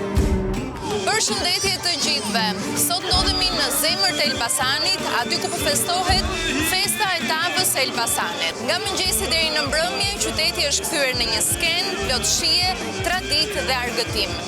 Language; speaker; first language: Albanian; native; Albanian